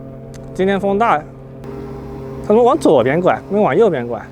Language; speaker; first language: Chinese; native; Chinese